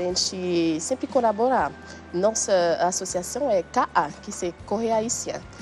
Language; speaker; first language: Portuguese; non-native, learner; Haitian Creole